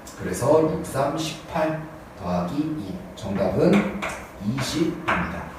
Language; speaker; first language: Korean; native; Korean